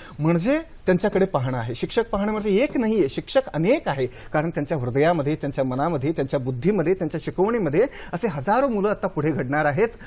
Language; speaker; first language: Marathi; non-native, local second language; Kannada